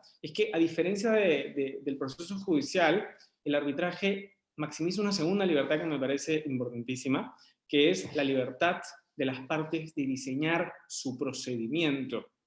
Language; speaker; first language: Spanish; native; Spanish